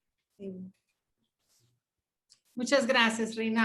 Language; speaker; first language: Spanish; non-native, learner; Portuguese